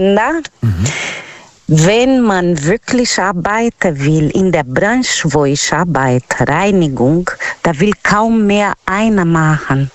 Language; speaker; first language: German; non-native, learner; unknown